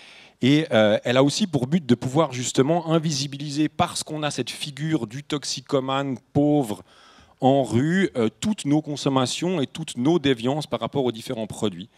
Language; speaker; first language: French; native; French